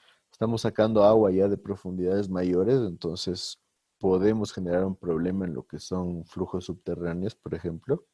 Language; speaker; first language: Spanish; native; Spanish